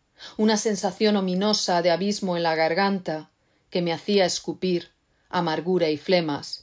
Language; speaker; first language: Spanish; native; Spanish